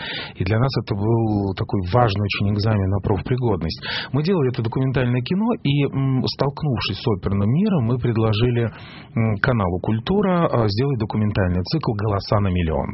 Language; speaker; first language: Russian; native; Russian